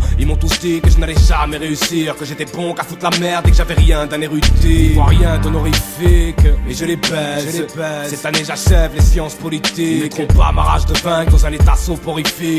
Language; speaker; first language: French; native; French